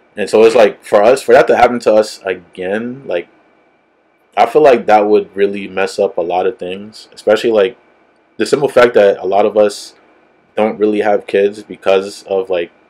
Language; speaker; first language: English; native; English